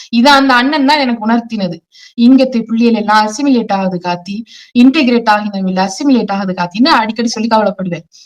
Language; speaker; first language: Tamil; early bilingual, heritage; Tamil